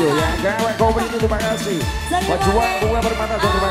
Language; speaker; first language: Indonesian; non-native, local second language; Javanese